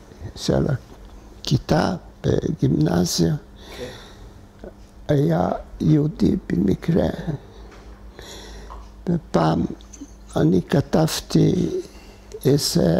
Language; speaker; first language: Hebrew; non-native, fluent; Hungarian